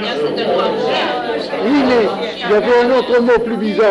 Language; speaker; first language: French; native; French